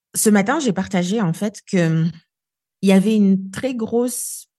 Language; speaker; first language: French; non-native, local second language; Lingala